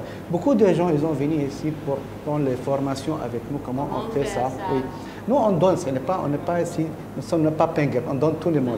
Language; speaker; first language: French; non-native, learner; Arabic